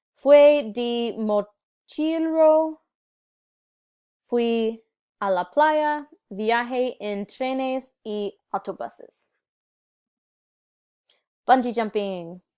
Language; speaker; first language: Spanish; non-native, learner; English